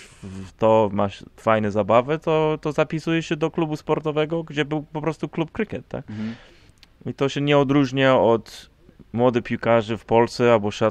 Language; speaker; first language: Polish; non-native, fluent; English